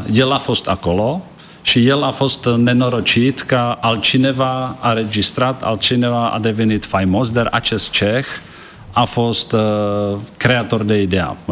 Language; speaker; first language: Romanian; non-native, learner; Czech